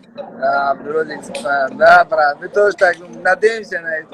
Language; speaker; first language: Russian; non-native, local second language; Tajik